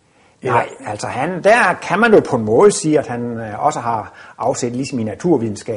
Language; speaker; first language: Danish; native; Danish